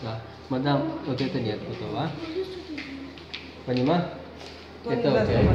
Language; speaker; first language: Russian; non-native, learner; Sinhala